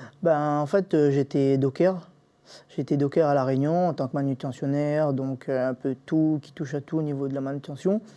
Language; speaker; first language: French; native; French